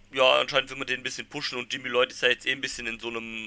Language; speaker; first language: German; native; German